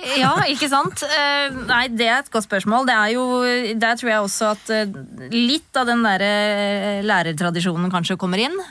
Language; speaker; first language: Norwegian; native; Norwegian